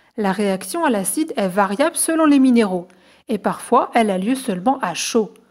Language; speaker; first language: French; native; French